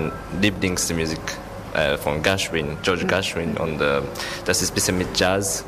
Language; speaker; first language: German; non-native, learner; Japanese